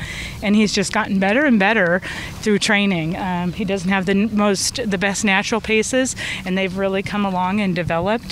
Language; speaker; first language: English; native; English